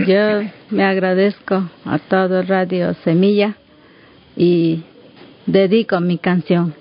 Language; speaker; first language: Spanish; non-native, local second language; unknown